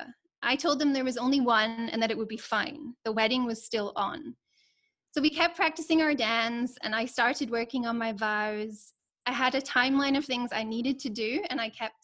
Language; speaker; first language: English; native; English